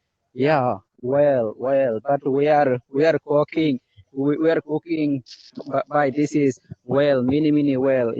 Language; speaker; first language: English; non-native, learner; Bangla